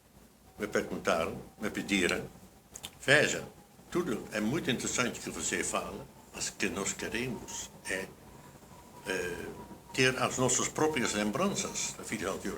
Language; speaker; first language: Portuguese; non-native, fluent; Dutch